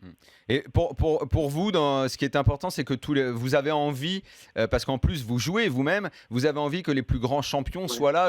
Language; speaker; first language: French; native; French